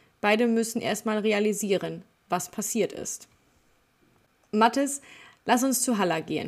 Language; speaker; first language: German; native; German